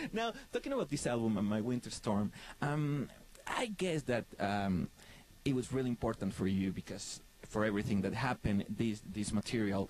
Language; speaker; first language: English; non-native, fluent; Spanish